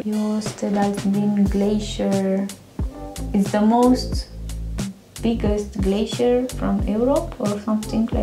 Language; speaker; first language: English; non-native, learner; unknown